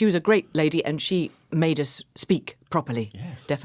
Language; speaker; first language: English; native; English